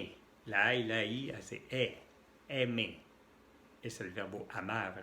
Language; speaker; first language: Spanish; non-native, fluent; French